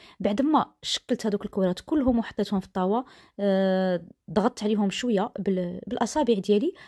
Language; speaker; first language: Arabic; native; Arabic